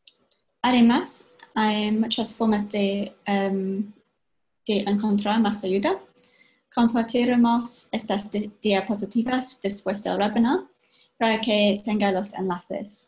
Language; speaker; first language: Spanish; non-native, fluent; English